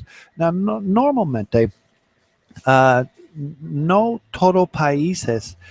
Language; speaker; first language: Spanish; non-native, learner; English